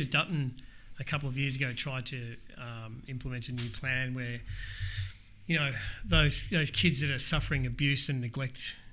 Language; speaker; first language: English; native; English